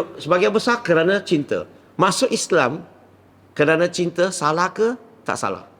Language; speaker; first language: Malay; non-native, local second language; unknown